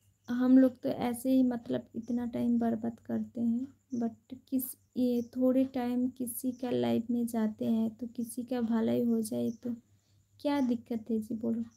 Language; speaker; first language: Hindi; non-native, local second language; Bangla